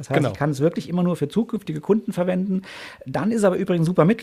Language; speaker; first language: German; native; German